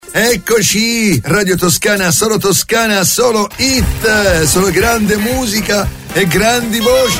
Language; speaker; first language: Italian; native; Italian